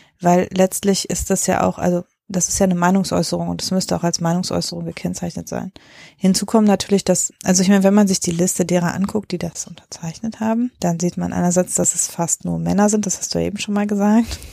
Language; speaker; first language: German; native; German